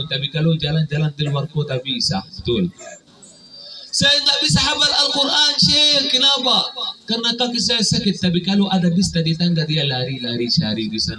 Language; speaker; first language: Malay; non-native, fluent; Arabic